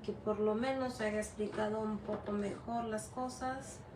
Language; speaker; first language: Spanish; early bilingual, heritage; Spanish